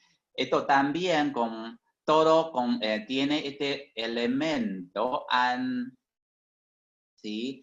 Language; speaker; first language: Spanish; non-native, fluent; Chinese